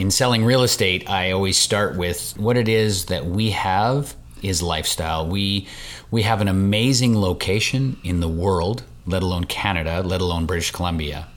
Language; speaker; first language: English; native; English